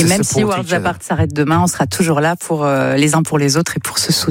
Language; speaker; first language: French; native; French